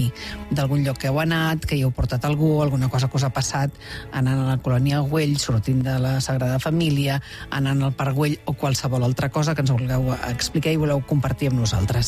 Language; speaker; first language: Catalan; native; Catalan